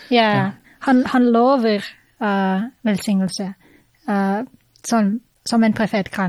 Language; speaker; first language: Norwegian; non-native, fluent; English